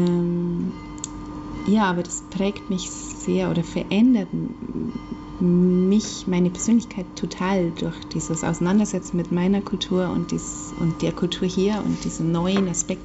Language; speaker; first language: German; native; German